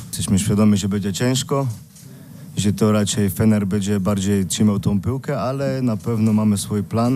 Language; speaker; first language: Polish; non-native, learner; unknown